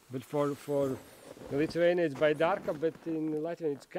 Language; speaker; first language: English; non-native, learner; Latvian